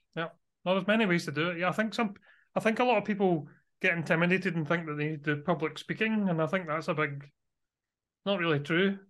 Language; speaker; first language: English; native; English